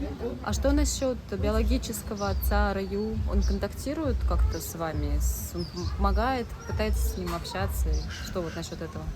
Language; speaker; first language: Russian; native; Russian